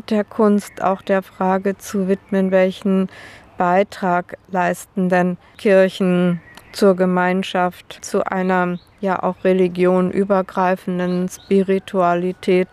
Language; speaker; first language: German; native; German